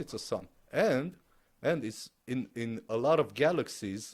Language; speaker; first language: English; non-native, fluent; Romanian